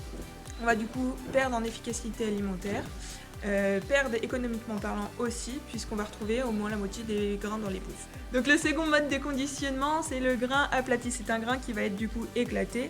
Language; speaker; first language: French; native; French